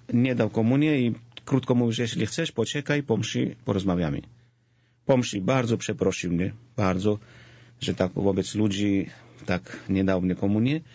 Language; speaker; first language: Polish; non-native, fluent; Georgian